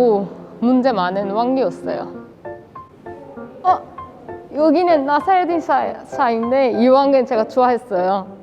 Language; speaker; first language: Korean; non-native, fluent; Persian